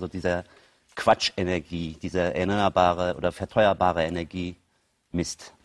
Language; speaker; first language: German; early bilingual, other home language; Turkish